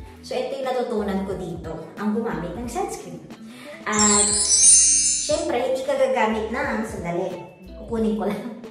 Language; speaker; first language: Filipino; native; Filipino